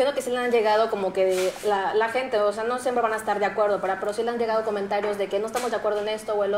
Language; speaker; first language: Spanish; native; Spanish